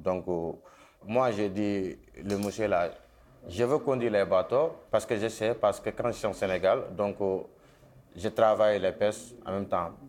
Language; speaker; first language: French; non-native, local second language; Wolof